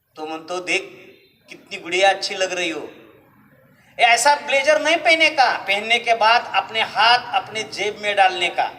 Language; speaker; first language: Hindi; non-native, local second language; Marathi